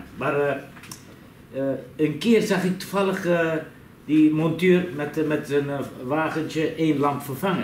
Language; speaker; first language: Dutch; non-native, fluent; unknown